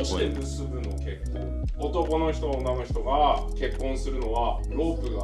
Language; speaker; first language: Japanese; native; Japanese